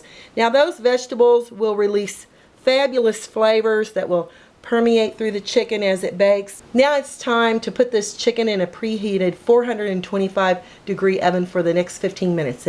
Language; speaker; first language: English; native; English